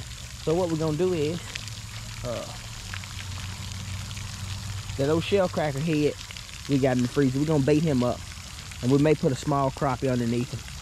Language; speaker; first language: English; native; English